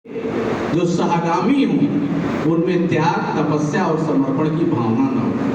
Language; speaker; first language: Hindi; native; Hindi